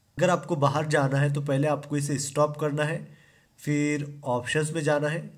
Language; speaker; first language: Hindi; native; Hindi